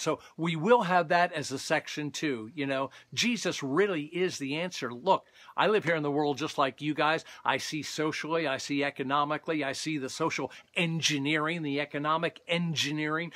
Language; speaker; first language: English; native; English